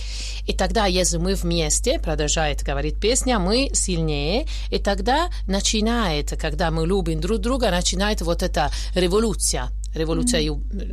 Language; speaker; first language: Russian; non-native, learner; Italian